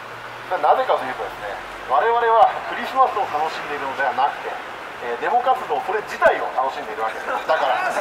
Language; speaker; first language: Japanese; native; Japanese